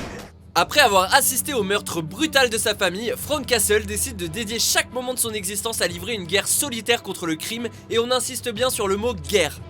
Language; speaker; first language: French; native; French